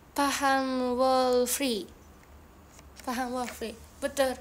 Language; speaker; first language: Indonesian; non-native, learner; Japanese